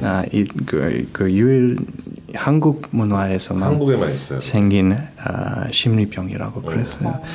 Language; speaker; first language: Korean; non-native, fluent; English